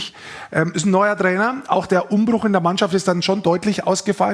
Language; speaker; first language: German; native; German